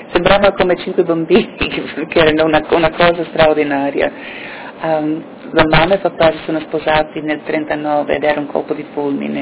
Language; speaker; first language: Italian; early bilingual, heritage; Italian